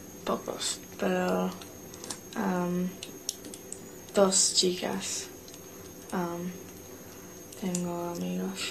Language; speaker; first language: Spanish; non-native, learner; English